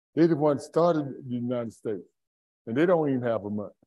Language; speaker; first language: English; native; English